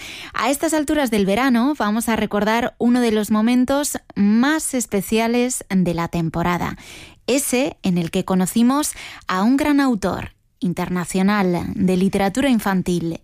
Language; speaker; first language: Spanish; native; Spanish